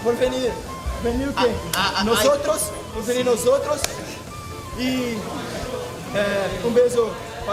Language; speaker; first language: Spanish; non-native, learner; Portuguese